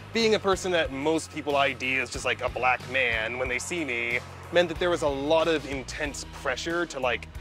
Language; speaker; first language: English; native; English